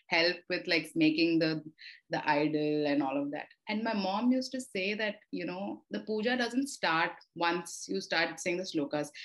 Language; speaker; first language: English; non-native, local second language; Telugu